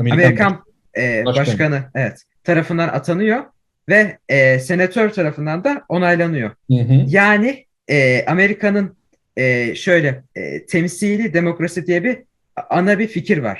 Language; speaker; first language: Turkish; early bilingual, heritage; Turkish